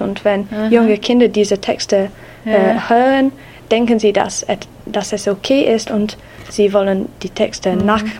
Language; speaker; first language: German; non-native, learner; English